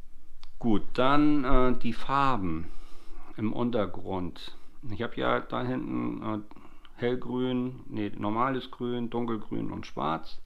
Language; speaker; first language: German; native; German